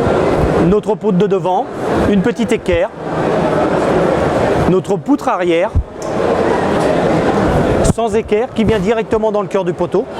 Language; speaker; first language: French; native; French